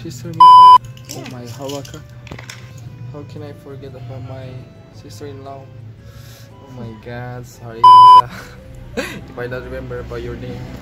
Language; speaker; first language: English; non-native, learner; Indonesian